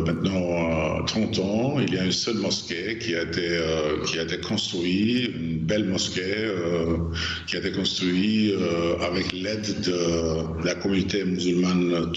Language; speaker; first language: French; non-native, fluent; Albanian